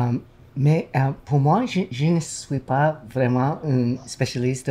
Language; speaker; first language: French; non-native, learner; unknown